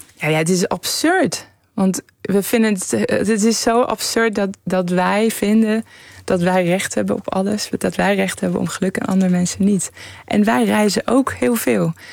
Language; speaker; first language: Dutch; early bilingual, other home language; Persian